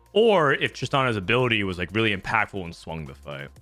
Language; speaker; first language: English; native; English